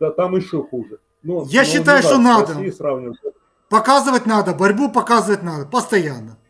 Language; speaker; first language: Russian; native; Russian